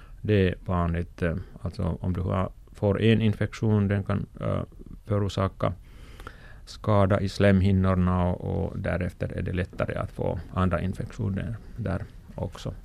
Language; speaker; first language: Swedish; non-native, local second language; Finnish